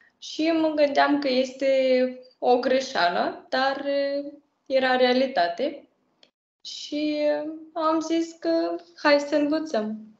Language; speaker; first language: Romanian; non-native, fluent; Russian